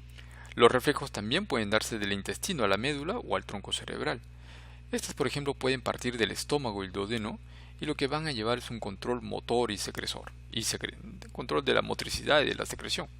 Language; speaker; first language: Spanish; native; Spanish